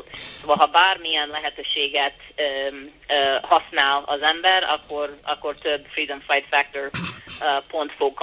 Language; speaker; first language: Hungarian; early bilingual, heritage; Hungarian